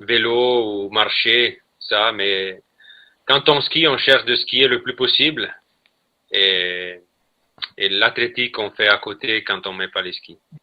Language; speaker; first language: French; non-native, fluent; Italian